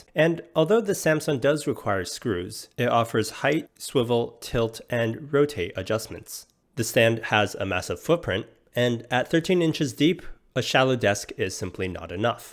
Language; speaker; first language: English; native; English